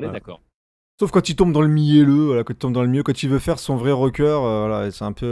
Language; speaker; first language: French; native; French